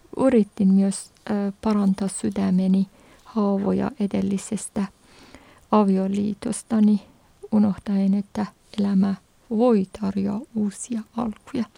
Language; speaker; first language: Finnish; non-native, fluent; Persian